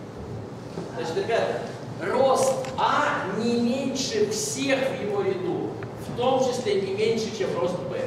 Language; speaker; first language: Russian; native; Russian